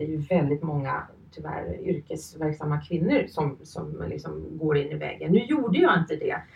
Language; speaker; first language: Swedish; early bilingual, other home language; Finnish